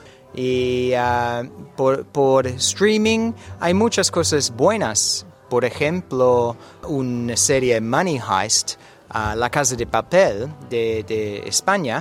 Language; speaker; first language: Spanish; non-native, fluent; English